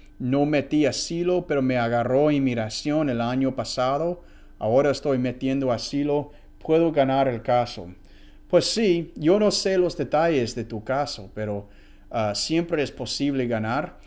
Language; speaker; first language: Spanish; non-native, fluent; English